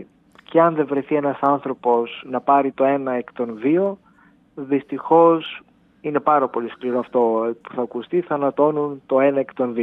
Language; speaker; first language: Greek; native; Greek